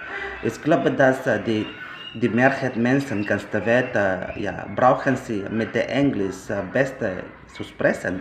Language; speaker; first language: German; non-native, learner; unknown